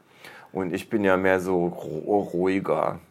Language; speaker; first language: German; native; German